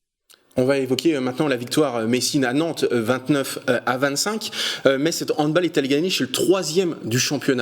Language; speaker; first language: French; native; French